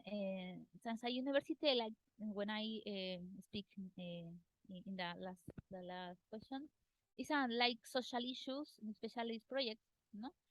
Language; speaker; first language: English; non-native, learner; Spanish